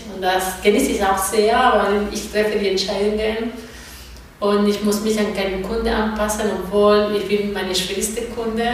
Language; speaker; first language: German; non-native, fluent; Spanish